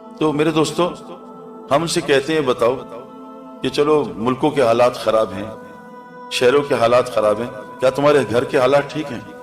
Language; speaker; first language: Urdu; native; Urdu